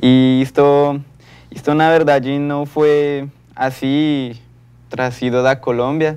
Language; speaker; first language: Portuguese; non-native, learner; Spanish